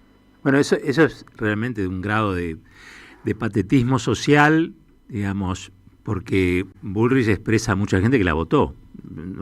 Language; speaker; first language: Spanish; native; Spanish